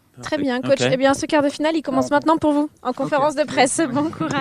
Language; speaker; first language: French; native; French